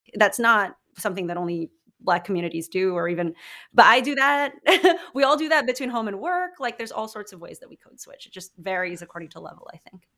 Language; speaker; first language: English; non-native, local second language; Filipino